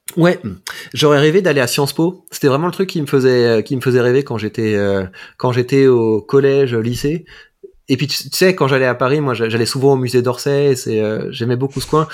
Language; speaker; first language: French; native; French